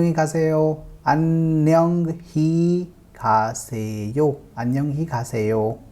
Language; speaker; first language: Korean; non-native, fluent; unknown